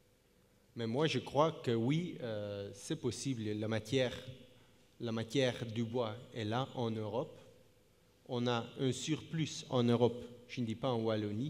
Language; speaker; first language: French; non-native, fluent; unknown